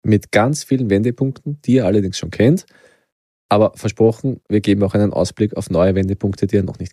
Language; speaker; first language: German; native; German